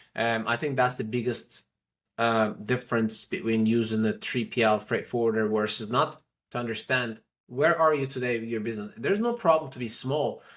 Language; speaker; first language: English; non-native, fluent; Turkish